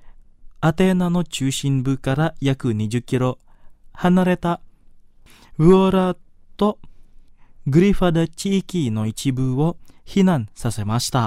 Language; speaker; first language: Japanese; non-native, fluent; Indonesian